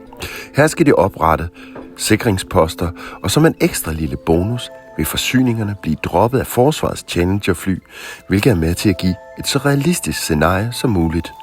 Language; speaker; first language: Danish; native; Danish